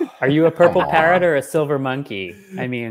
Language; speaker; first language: English; native; English